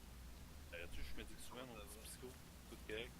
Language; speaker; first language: French; native; French